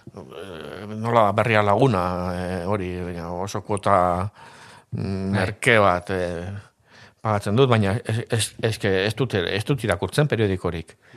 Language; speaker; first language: Basque; native; Basque